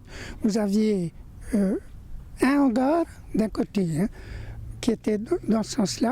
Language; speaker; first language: French; native; French